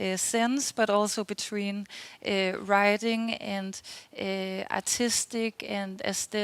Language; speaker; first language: English; non-native, fluent; Danish